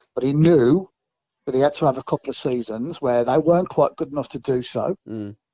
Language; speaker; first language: English; native; English